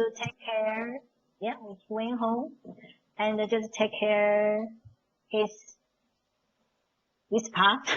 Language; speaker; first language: English; non-native, learner; Chinese